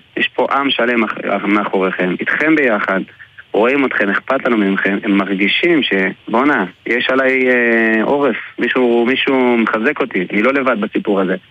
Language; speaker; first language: Hebrew; early bilingual, other home language; English